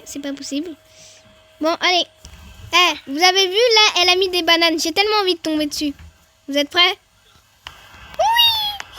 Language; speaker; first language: French; native; French